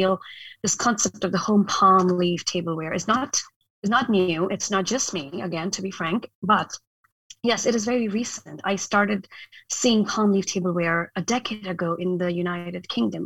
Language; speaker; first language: English; non-native, local second language; Hindi